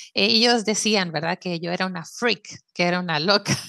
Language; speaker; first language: Spanish; native; Spanish